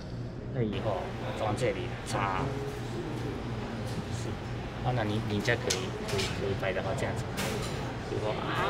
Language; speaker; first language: Chinese; non-native, learner; Japanese